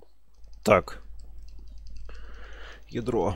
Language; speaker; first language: Russian; native; Russian